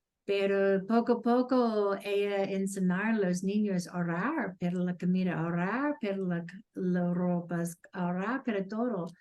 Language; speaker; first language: Spanish; non-native, learner; English